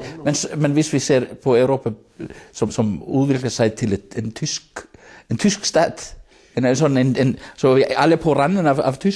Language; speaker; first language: Danish; non-native, fluent; Icelandic